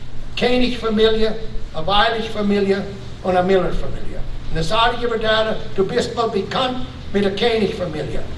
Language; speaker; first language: German; early bilingual, heritage; German